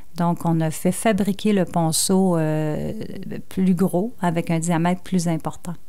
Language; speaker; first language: French; native; French